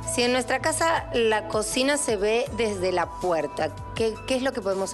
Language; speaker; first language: Spanish; native; Spanish